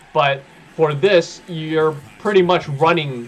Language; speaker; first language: English; native; English